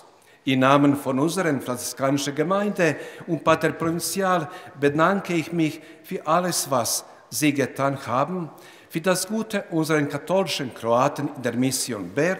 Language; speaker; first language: German; non-native, learner; Croatian